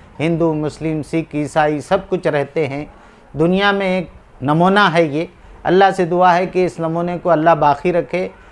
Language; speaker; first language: Hindi; native; Hindi